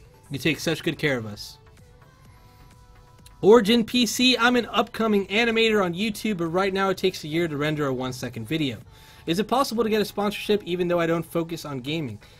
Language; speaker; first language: English; native; English